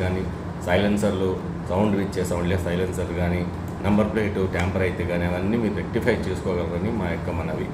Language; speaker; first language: Telugu; native; Telugu